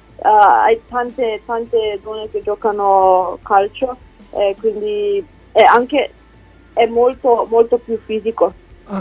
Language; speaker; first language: Italian; non-native, learner; Slovenian